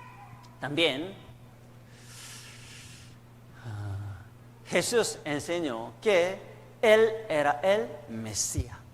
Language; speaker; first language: Spanish; non-native, learner; Korean